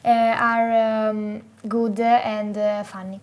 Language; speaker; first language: English; non-native, learner; Italian